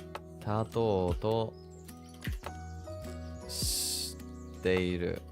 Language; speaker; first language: Japanese; non-native, learner; English